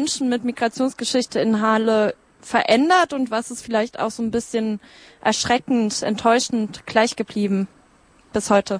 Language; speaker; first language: German; native; German